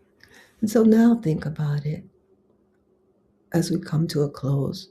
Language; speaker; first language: English; native; English